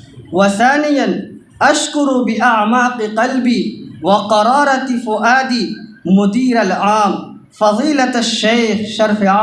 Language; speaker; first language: Arabic; non-native, fluent; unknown